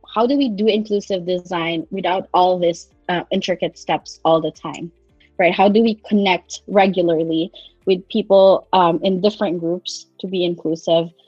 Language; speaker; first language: English; non-native, local second language; Cebuano